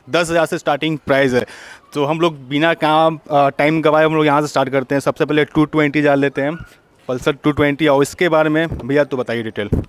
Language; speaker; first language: Hindi; native; Hindi